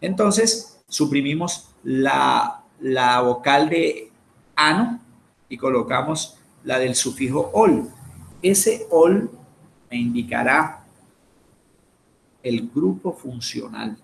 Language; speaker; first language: Spanish; native; Spanish